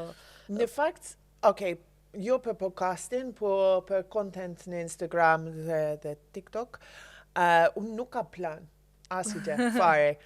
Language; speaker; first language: Albanian; non-native, learner; English